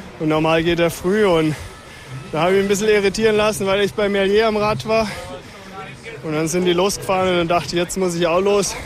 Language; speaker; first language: German; native; German